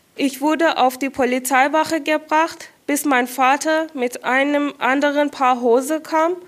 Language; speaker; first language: German; non-native, fluent; Persian